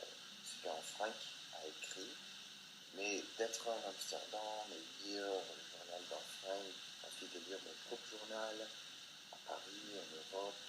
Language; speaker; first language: French; non-native, fluent; English